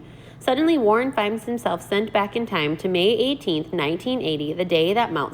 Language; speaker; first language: English; native; English